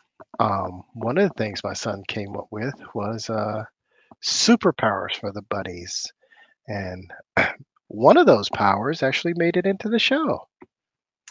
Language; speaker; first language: English; native; English